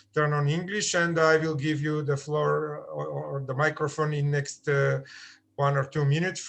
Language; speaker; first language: English; non-native, fluent; Macedonian